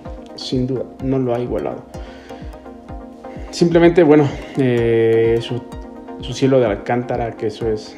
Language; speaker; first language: Spanish; native; Spanish